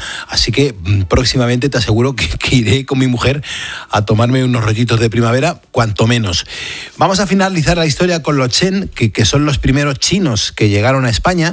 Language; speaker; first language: Spanish; native; Spanish